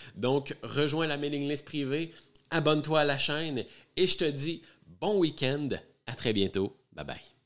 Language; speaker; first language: French; native; French